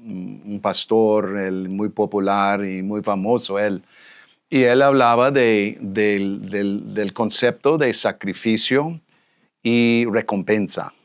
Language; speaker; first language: Spanish; non-native, fluent; English